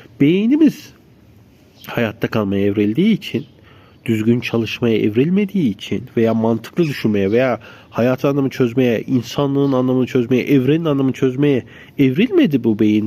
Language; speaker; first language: Turkish; native; Turkish